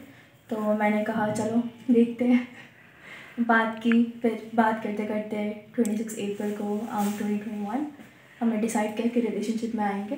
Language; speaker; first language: Hindi; early bilingual, heritage; Hindi